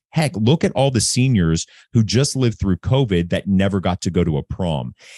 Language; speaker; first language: English; native; English